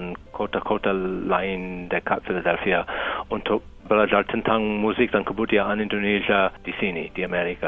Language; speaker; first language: Indonesian; non-native, fluent; English